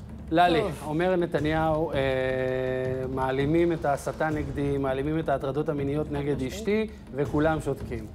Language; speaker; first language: Hebrew; native; Hebrew